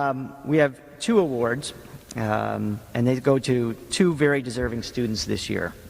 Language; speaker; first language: English; native; English